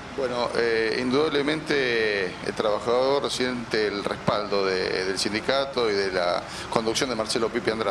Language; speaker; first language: Spanish; native; Spanish